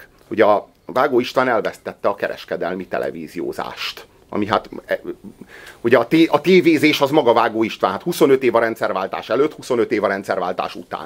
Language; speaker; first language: Hungarian; native; Hungarian